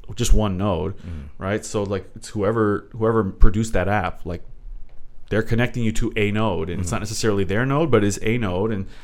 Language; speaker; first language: English; early bilingual, other home language; Portuguese